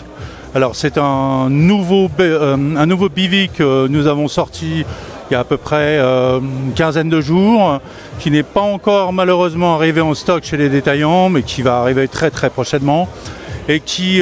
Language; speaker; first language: French; native; French